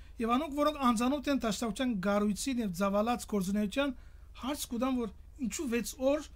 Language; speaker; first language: Armenian; early bilingual, heritage; Armenian